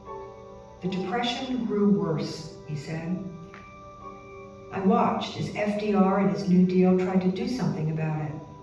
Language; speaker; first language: English; native; English